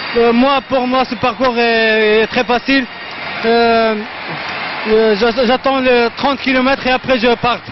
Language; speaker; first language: French; non-native, learner; Arabic